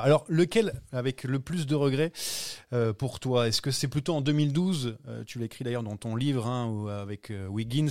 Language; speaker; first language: French; native; French